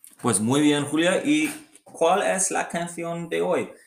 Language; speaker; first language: Spanish; non-native, learner; English